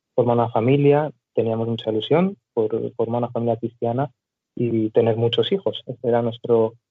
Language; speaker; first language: Spanish; native; Spanish